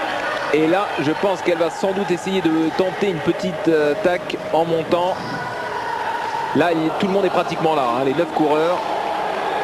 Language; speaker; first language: French; native; French